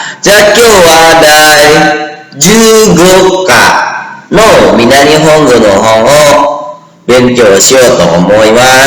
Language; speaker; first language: Japanese; non-native, fluent; Indonesian